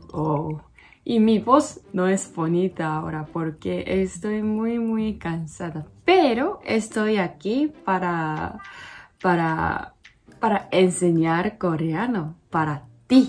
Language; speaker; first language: Spanish; non-native, learner; Korean